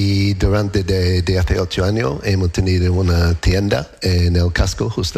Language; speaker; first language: Spanish; non-native, learner; English